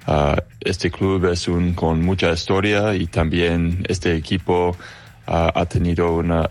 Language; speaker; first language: Spanish; non-native, fluent; English